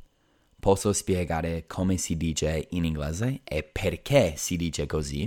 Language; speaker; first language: Italian; non-native, fluent; English